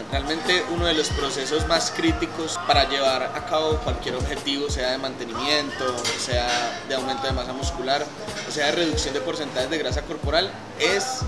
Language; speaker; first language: Spanish; native; Spanish